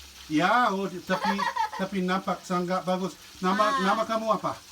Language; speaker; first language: Indonesian; non-native, learner; English